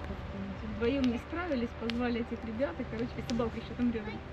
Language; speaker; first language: Russian; native; Russian